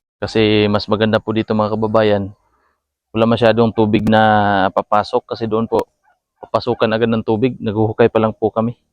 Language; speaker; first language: Filipino; non-native, local second language; Cebuano